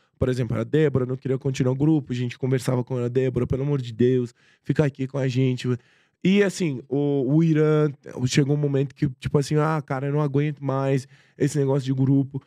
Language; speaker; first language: Portuguese; non-native, fluent; Persian